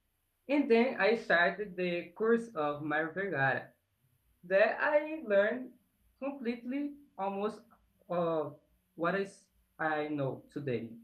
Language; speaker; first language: English; non-native, learner; Portuguese